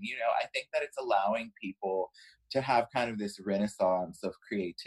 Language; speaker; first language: English; native; English